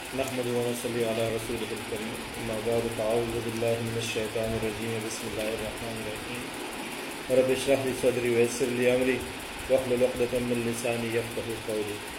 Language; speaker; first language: Urdu; native; Urdu